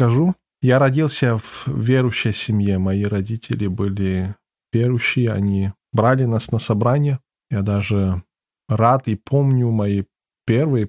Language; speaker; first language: Russian; non-native, fluent; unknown